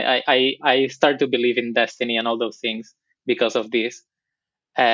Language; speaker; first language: English; non-native, fluent; Spanish